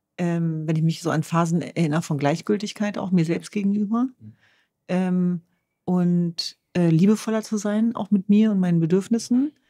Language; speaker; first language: German; early bilingual, other home language; Kurdish